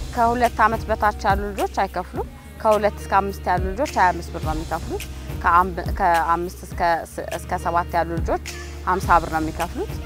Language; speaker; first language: Amharic; native; Amharic